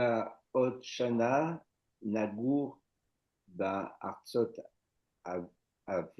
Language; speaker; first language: Hebrew; non-native, learner; French